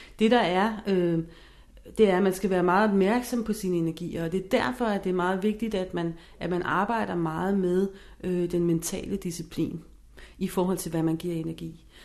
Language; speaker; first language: Danish; non-native, fluent; English